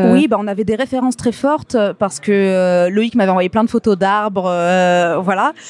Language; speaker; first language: French; native; French